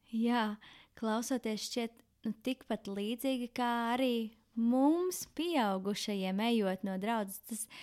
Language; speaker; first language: Latvian; native; Latvian